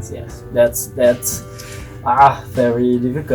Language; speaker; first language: English; non-native, learner; Indonesian